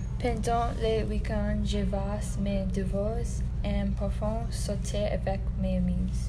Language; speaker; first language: French; non-native, learner; English